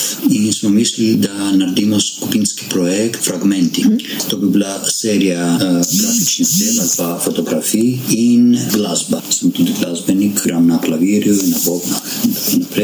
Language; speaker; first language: Slovenian; non-native, learner; Armenian